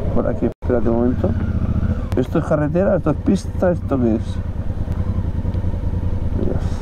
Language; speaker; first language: Spanish; native; Spanish